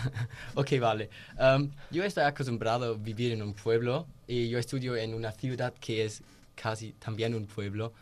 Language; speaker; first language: Spanish; non-native, learner; German